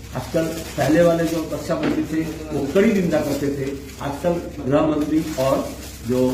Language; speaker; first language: Hindi; non-native, local second language; Bangla